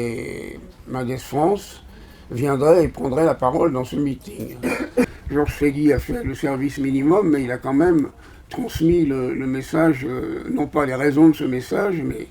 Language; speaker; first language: French; native; French